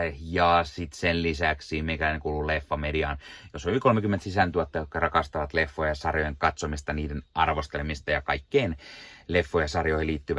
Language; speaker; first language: Finnish; native; Finnish